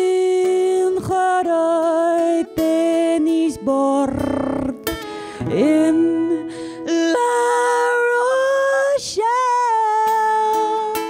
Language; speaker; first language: Welsh; non-native, learner; English